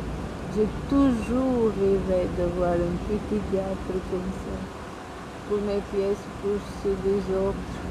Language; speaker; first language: French; non-native, local second language; Russian